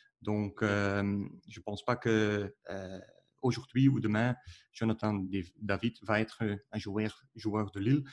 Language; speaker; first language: French; non-native, learner; Dutch